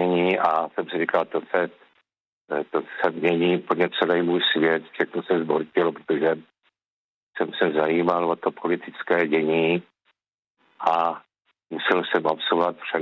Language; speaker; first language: Czech; native; Czech